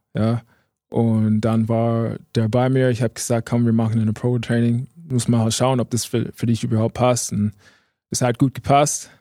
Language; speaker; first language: German; non-native, fluent; English